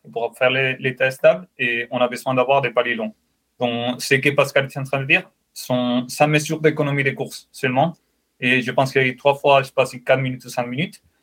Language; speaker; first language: French; non-native, fluent; Spanish